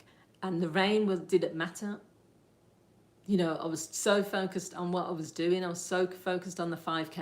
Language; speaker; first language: English; native; English